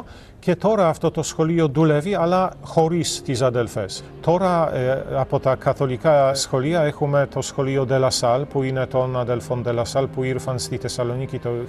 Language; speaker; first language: Greek; non-native, fluent; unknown